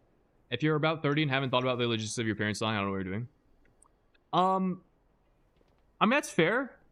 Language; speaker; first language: English; native; English